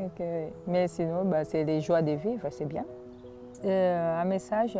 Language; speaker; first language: French; non-native, fluent; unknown